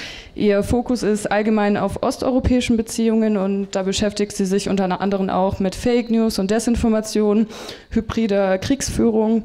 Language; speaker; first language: German; native; German